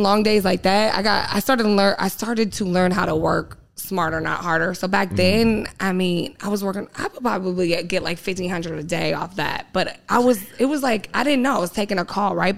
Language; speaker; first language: English; native; English